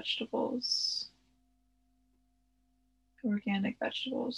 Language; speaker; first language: English; native; English